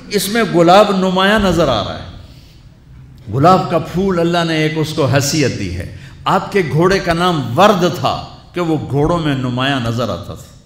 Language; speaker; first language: Urdu; non-native, local second language; Punjabi